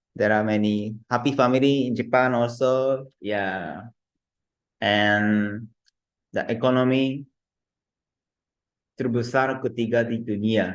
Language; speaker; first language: English; non-native, learner; Japanese